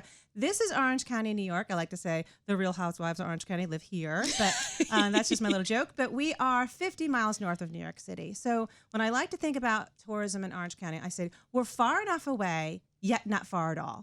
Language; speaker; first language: English; native; English